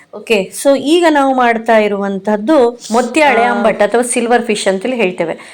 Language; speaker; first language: Kannada; non-native, local second language; Konkani